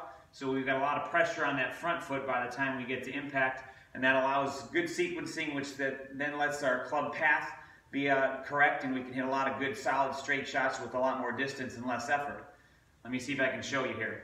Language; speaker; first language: English; native; English